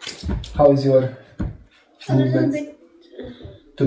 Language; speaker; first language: English; non-native, fluent; Latvian